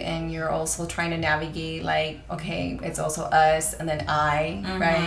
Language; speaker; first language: English; early bilingual, other home language; Spanish